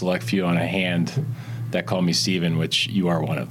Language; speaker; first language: English; native; English